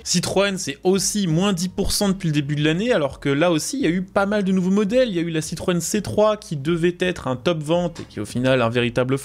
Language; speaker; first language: French; native; French